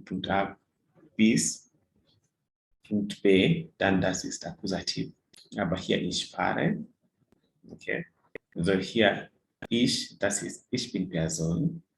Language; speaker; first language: German; non-native, fluent; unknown